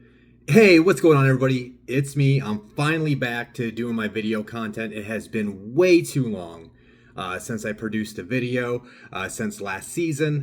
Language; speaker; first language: English; native; English